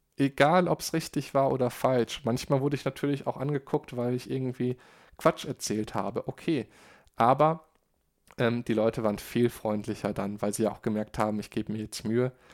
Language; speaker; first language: German; native; German